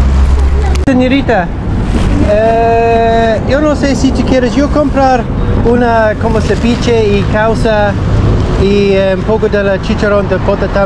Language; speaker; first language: Spanish; non-native, learner; English